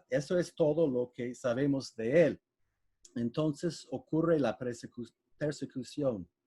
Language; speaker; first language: Spanish; non-native, fluent; English